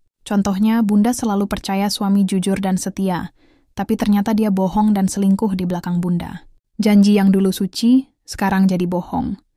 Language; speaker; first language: Indonesian; native; Indonesian